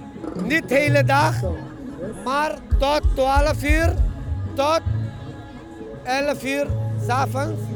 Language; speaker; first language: Dutch; non-native, local second language; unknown